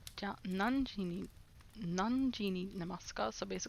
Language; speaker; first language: Japanese; non-native, learner; English